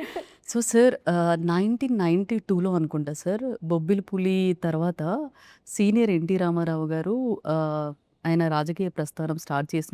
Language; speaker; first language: Telugu; native; Telugu